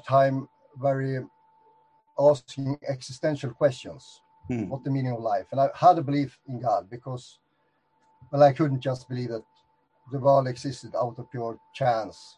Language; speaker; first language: English; non-native, fluent; Swedish